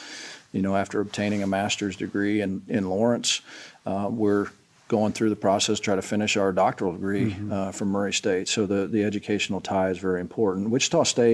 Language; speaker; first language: English; native; English